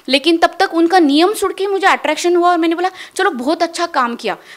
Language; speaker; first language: Hindi; non-native, local second language; Marathi